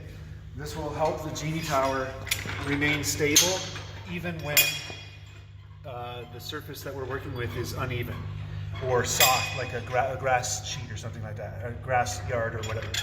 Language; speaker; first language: English; native; English